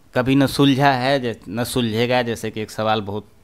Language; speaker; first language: Hindi; native; Hindi